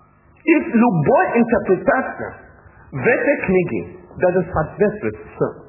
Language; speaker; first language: Russian; non-native, learner; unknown